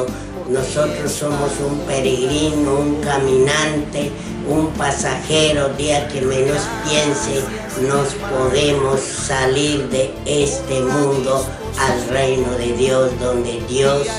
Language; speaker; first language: Spanish; non-native, local second language; Quechua